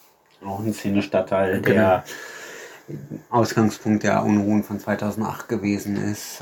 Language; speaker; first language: German; native; German